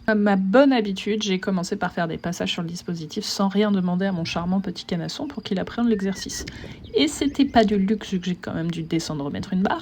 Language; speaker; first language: French; native; French